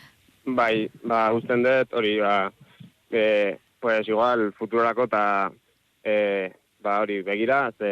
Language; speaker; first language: Basque; non-native, local second language; Spanish